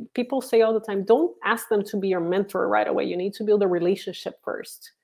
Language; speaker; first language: English; non-native, fluent; Portuguese